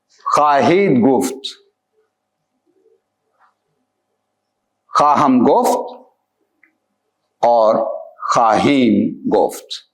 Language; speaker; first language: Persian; non-native, fluent; Urdu